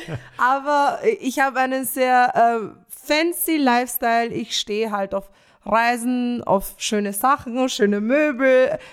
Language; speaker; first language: German; early bilingual, other home language; Romanian